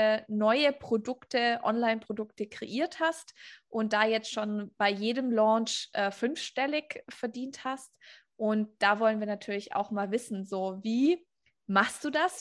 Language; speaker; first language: German; native; German